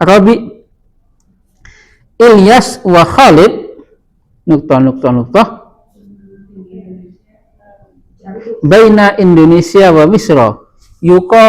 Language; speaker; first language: Arabic; non-native, fluent; Indonesian